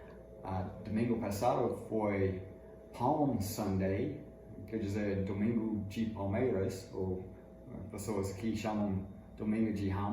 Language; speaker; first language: Portuguese; non-native, fluent; English